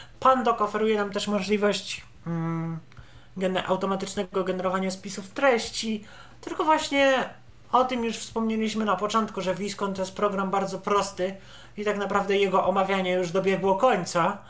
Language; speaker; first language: Polish; native; Polish